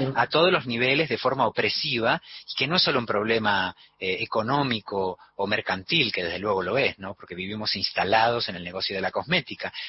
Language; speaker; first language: Spanish; native; Spanish